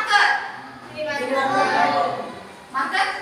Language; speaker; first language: English; non-native, local second language; Indonesian